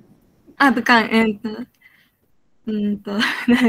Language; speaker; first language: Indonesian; non-native, learner; Japanese